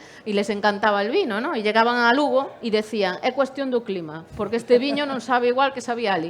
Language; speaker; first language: Spanish; native; Spanish